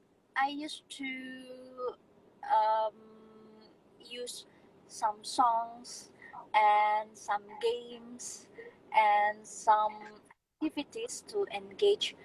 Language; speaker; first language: English; non-native, fluent; Indonesian